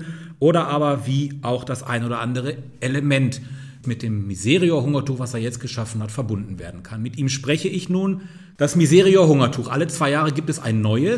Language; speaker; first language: German; native; German